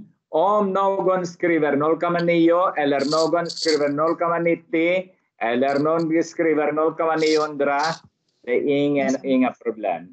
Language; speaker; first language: Swedish; non-native, fluent; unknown